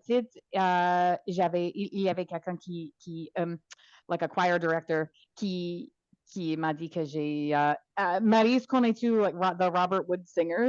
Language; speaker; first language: French; non-native, local second language; English